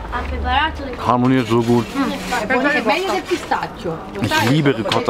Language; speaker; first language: German; native; German